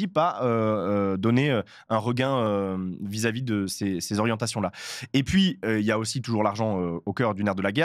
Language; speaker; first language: French; native; French